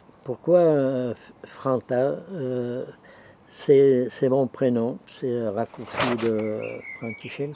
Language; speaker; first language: French; non-native, fluent; Czech